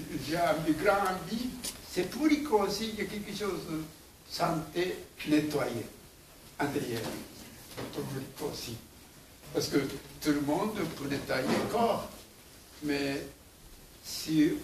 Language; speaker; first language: French; non-native, learner; Japanese